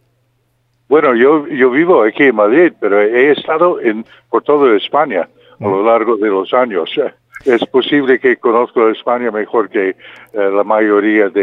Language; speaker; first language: Spanish; non-native, fluent; English